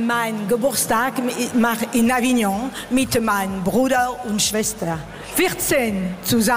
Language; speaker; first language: German; non-native, learner; French